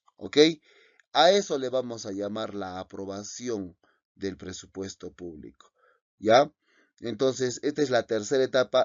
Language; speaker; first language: Spanish; native; Spanish